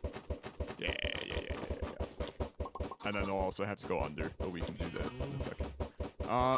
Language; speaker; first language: English; native; English